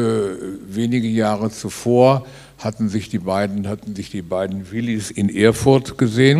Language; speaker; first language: German; native; German